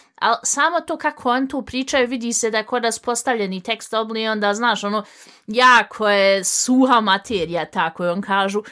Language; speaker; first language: Bosnian; early bilingual, heritage; Bosnian